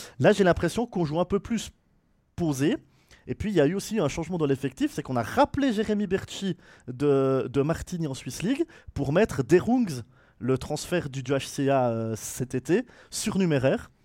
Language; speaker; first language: French; native; French